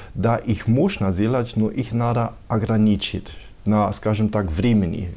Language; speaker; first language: Russian; non-native, fluent; German